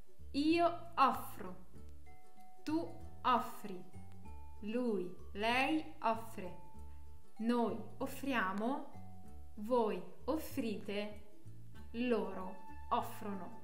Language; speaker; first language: Italian; non-native, fluent; French